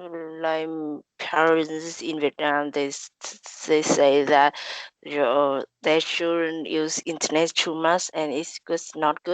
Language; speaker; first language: English; non-native, learner; Vietnamese